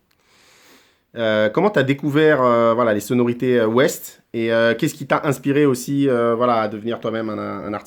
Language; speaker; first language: French; native; French